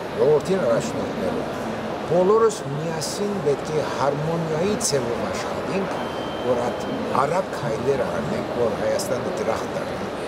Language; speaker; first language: Armenian; early bilingual, heritage; Armenian